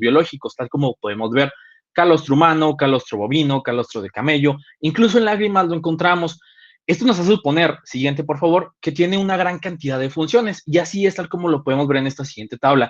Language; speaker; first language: Spanish; native; Spanish